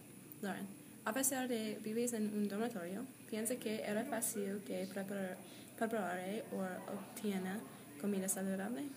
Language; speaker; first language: Spanish; non-native, learner; English